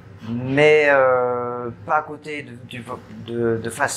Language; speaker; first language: French; non-native, learner; Vietnamese